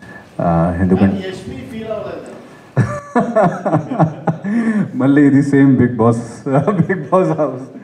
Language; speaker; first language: Telugu; non-native, fluent; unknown